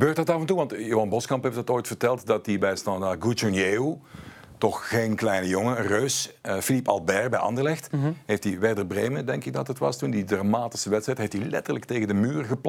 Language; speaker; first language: Dutch; native; Dutch